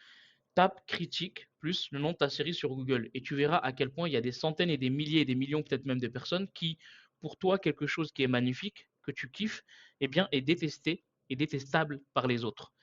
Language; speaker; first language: French; native; French